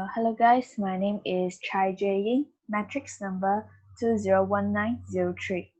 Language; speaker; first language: English; non-native, fluent; Chinese